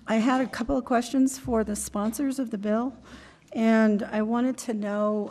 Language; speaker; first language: English; native; English